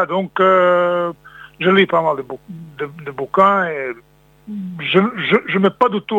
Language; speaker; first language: French; non-native, fluent; Serbian